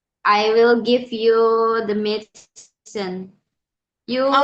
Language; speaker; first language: English; non-native, learner; Indonesian